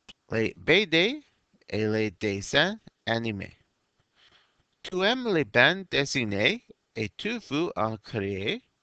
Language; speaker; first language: French; non-native, fluent; English